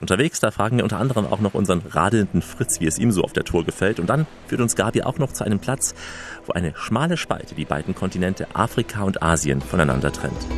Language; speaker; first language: German; native; German